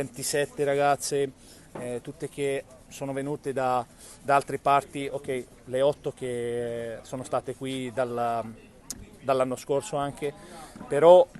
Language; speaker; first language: Italian; non-native, fluent; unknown